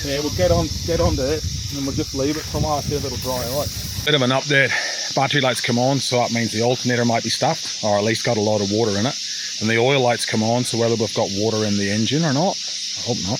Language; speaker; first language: English; native; English